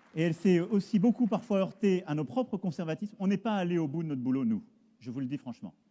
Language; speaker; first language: French; native; French